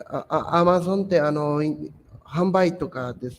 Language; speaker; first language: Japanese; non-native, fluent; Portuguese